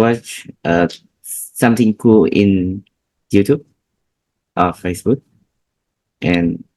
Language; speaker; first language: English; non-native, learner; Vietnamese